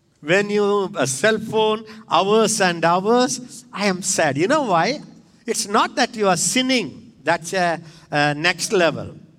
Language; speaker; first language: English; non-native, local second language; Tamil